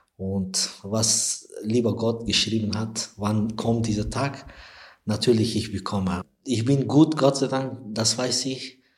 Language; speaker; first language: German; non-native, learner; Persian